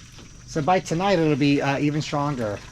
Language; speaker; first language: English; native; English